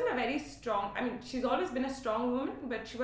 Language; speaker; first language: English; non-native, local second language; Hindi